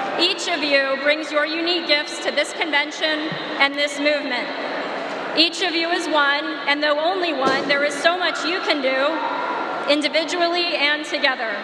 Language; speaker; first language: English; native; English